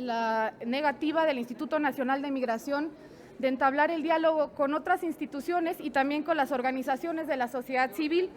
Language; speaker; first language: Spanish; native; Spanish